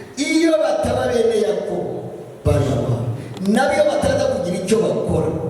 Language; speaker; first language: Kinyarwanda; early bilingual, heritage; Kinyarwanda